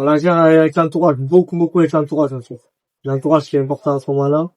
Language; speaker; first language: French; native; French